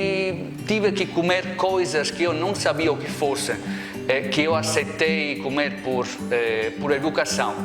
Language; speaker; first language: Portuguese; non-native, fluent; Italian